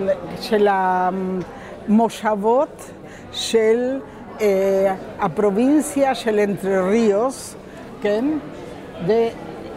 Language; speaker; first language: Hebrew; non-native, local second language; Spanish